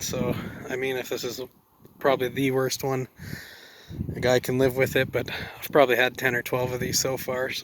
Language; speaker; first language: English; native; English